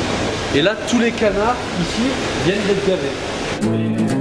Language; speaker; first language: French; native; French